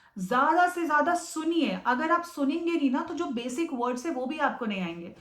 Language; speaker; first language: Hindi; native; Hindi